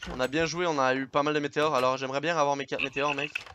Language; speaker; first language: French; native; French